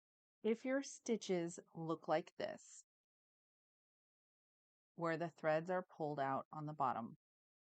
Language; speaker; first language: English; native; English